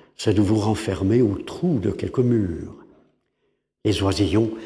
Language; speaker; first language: French; non-native, fluent; English